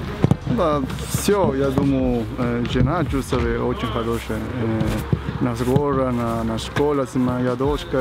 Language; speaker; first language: Russian; non-native, learner; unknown